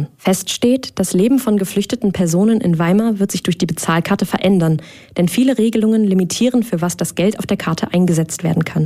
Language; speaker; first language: German; native; German